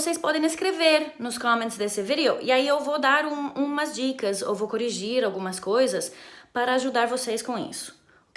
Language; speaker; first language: Portuguese; non-native, fluent; Romanian